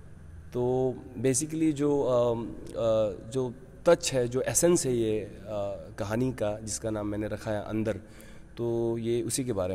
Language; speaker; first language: Hindi; non-native, local second language; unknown